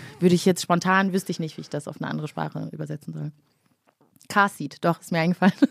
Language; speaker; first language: German; early bilingual, other home language; Kinyarwanda